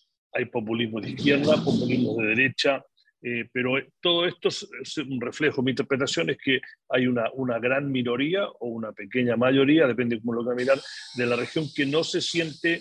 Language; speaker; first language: Spanish; native; Spanish